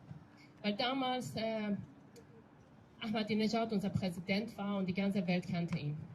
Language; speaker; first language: German; non-native, fluent; Persian